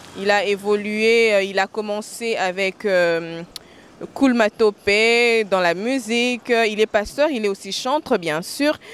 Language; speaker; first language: French; non-native, local second language; Lingala